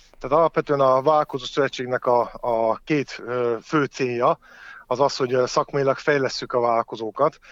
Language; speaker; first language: Hungarian; native; Hungarian